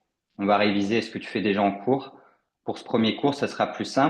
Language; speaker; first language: French; native; French